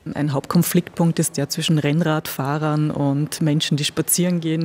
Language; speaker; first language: German; native; German